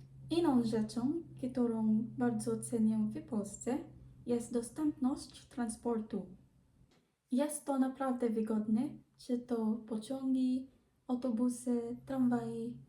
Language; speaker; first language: Polish; non-native, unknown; Hiligaynon